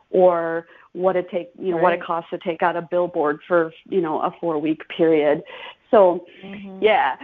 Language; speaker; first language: English; native; English